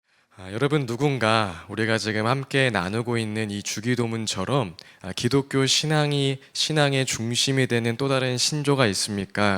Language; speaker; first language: Korean; native; Korean